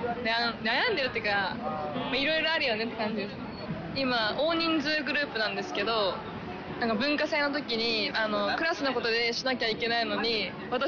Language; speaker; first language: Japanese; native; Japanese